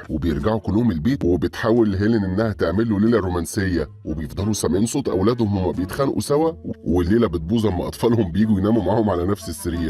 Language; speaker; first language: Arabic; native; Arabic